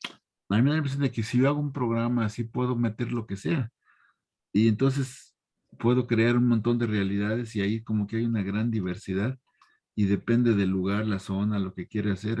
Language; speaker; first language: Spanish; native; Spanish